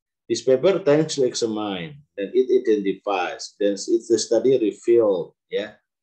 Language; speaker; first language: English; non-native, fluent; Indonesian